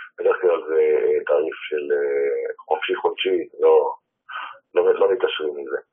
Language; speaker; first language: Hebrew; native; Hebrew